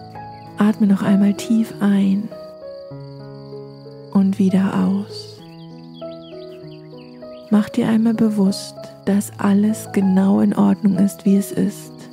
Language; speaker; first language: German; native; German